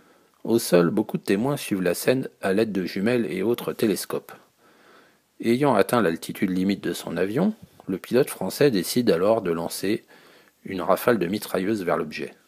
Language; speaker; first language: French; native; French